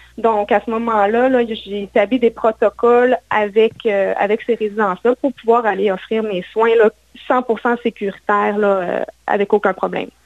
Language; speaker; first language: French; native; French